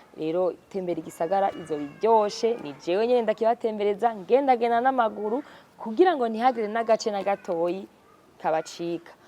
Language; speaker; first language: Rundi; early bilingual, heritage; Rundi